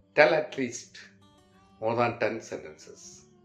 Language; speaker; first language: English; non-native, local second language; Malayalam